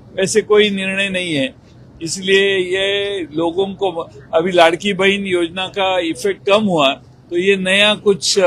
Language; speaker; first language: Hindi; non-native, local second language; Marathi